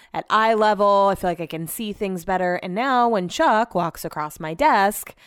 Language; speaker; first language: English; native; English